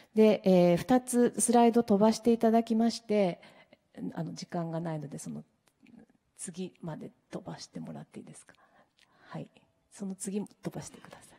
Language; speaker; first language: Japanese; native; Japanese